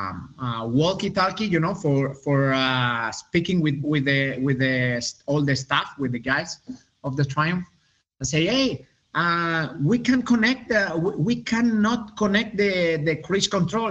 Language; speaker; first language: English; non-native, learner; Spanish